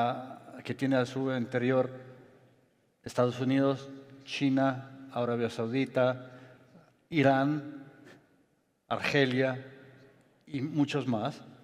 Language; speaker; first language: Spanish; non-native, fluent; Italian